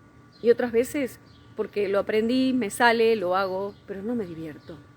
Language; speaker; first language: Spanish; native; Spanish